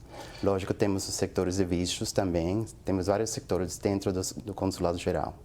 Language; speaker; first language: Portuguese; non-native, fluent; English